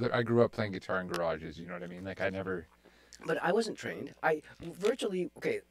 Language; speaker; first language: English; native; English